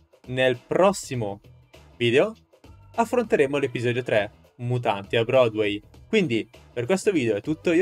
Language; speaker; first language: Italian; native; Italian